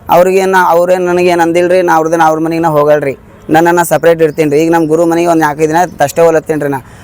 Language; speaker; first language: Kannada; native; Kannada